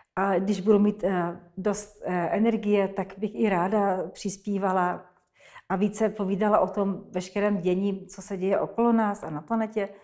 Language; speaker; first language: Czech; native; Czech